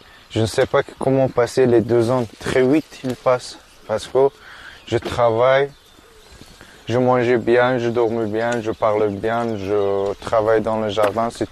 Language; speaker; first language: French; non-native, learner; Persian